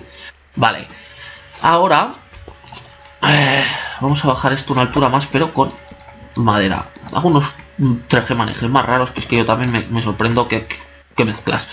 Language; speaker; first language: Spanish; native; Spanish